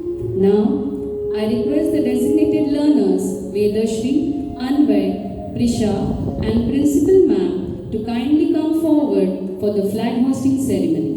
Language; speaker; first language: English; non-native, local second language; Marathi